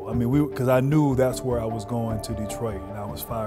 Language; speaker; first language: English; native; English